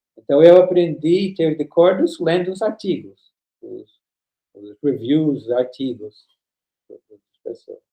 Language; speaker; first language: Portuguese; non-native, fluent; English